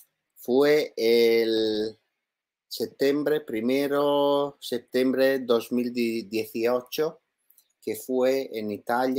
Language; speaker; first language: Spanish; non-native, learner; Italian